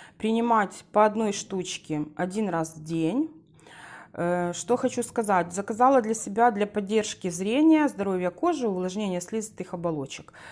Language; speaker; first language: Russian; non-native, local second language; Ukrainian